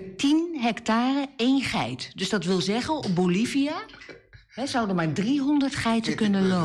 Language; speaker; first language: Dutch; native; Dutch